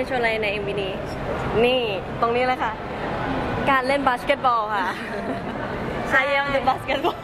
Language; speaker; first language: Thai; native; Thai